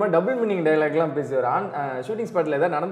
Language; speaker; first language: Tamil; native; Tamil